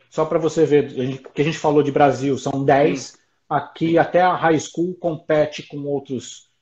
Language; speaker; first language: Portuguese; native; Portuguese